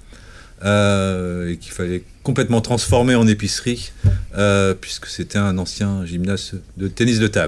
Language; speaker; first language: French; native; French